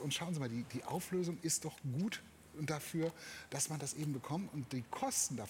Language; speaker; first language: German; native; German